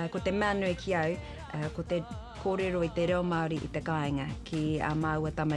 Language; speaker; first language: Māori; non-native, local second language; English